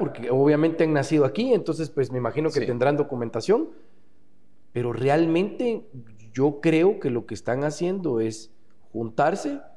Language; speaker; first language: Spanish; native; Spanish